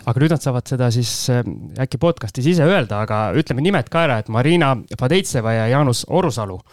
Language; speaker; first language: Estonian; native; Estonian